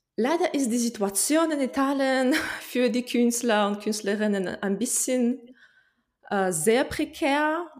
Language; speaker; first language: German; non-native, fluent; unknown